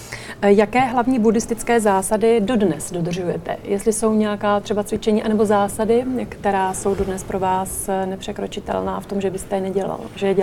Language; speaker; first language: Czech; native; Czech